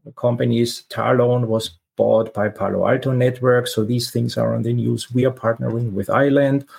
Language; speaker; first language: English; non-native, fluent; German